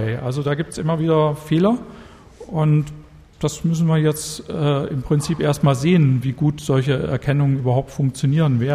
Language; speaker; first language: German; native; German